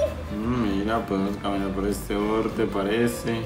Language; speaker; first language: Spanish; native; Spanish